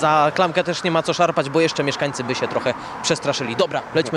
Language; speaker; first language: Polish; native; Polish